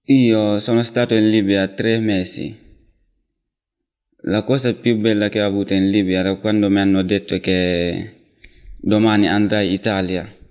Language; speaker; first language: Italian; non-native, learner; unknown